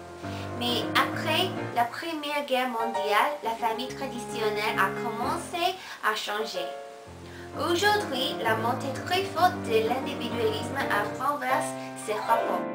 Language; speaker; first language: French; non-native, learner; Korean